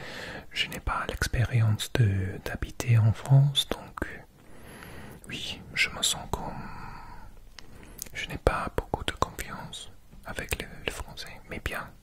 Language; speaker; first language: French; non-native, learner; English